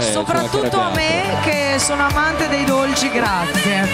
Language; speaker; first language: Italian; native; Italian